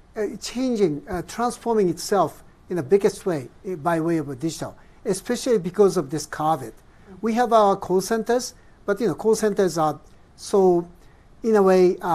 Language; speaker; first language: English; non-native, fluent; Japanese